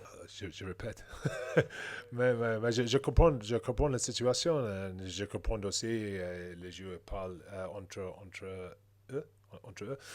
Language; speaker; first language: French; non-native, learner; English